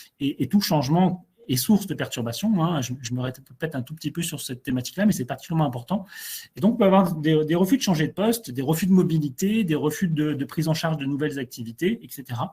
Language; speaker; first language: French; native; French